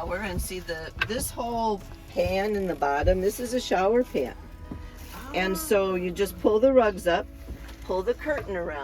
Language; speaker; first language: English; native; English